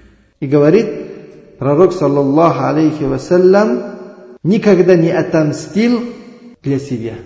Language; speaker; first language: Russian; non-native, learner; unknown